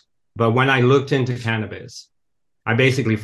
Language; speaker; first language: English; native; English